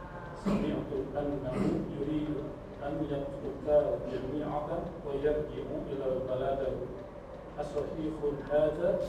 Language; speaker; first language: Arabic; non-native, learner; Indonesian